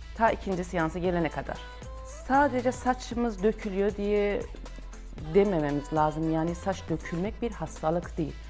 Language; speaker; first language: Turkish; non-native, fluent; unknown